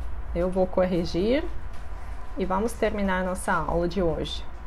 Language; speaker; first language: Portuguese; non-native, fluent; Russian